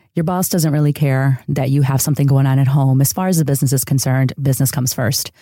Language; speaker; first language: English; early bilingual, other home language; Spanish